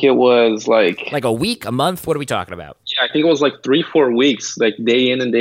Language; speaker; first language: English; early bilingual, other home language; Portuguese